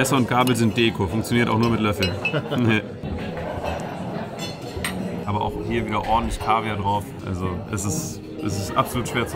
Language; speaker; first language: German; native; German